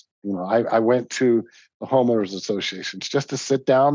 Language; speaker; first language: English; native; English